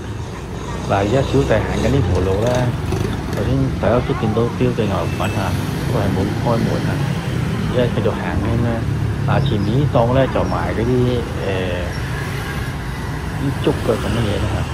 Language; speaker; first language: Chinese; early bilingual, heritage; Cantonese